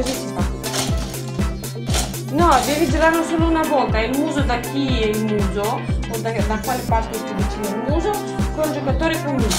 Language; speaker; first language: Italian; non-native, fluent; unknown